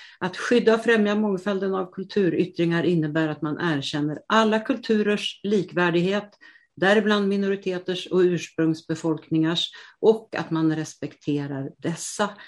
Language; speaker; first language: Swedish; native; Swedish